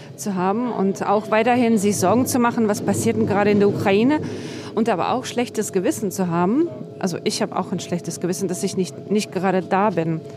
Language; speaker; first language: German; non-native, fluent; Russian